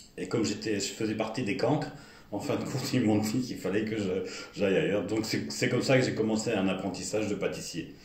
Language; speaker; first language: French; native; French